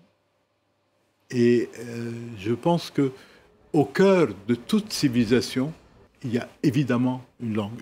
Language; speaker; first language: French; non-native, local second language; Arabic